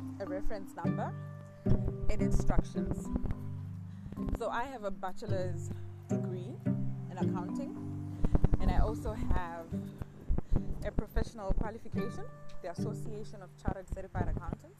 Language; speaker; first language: English; non-native, local second language; Shona